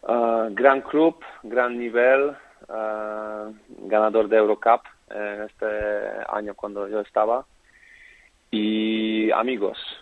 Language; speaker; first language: Spanish; non-native, fluent; Polish